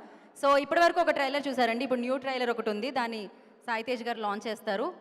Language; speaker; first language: Telugu; native; Telugu